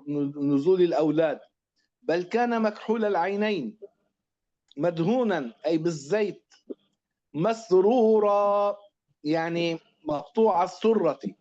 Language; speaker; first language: Arabic; native; Arabic